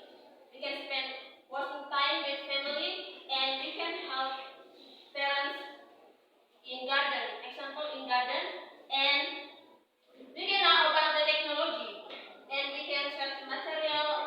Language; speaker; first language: English; non-native, learner; Indonesian